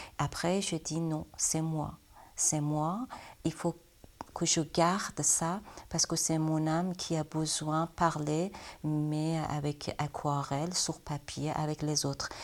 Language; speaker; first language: French; non-native, learner; Persian